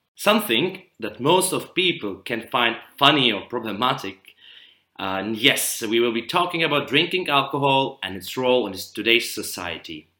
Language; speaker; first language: English; non-native, fluent; Czech